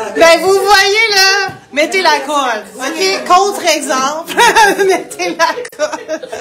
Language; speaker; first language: French; native; French